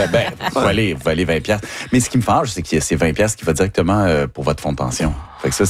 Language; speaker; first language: French; native; French